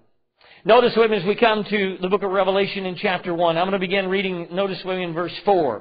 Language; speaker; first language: English; native; English